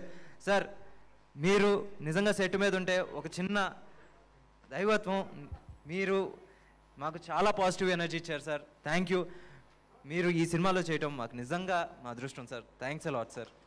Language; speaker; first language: Telugu; native; Telugu